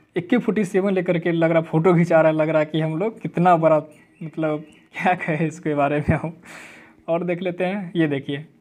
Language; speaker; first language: Hindi; native; Hindi